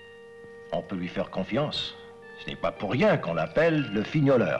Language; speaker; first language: French; non-native, fluent; English